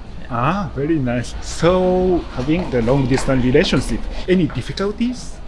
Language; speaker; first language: English; non-native, fluent; Japanese